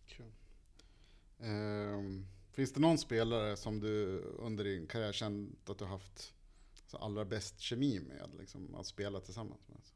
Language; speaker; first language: Swedish; native; Swedish